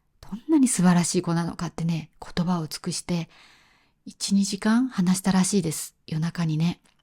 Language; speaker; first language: Japanese; native; Japanese